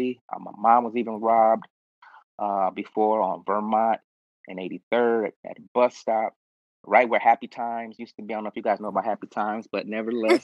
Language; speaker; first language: English; native; English